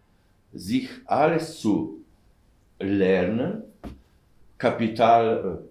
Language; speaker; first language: German; non-native, learner; Slovenian